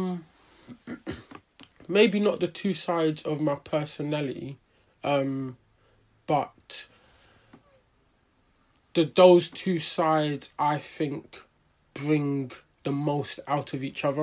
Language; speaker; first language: English; native; English